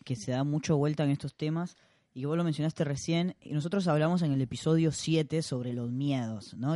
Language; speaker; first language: Spanish; native; Spanish